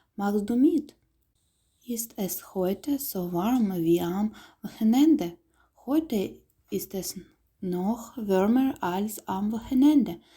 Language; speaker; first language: German; non-native, fluent; Ukrainian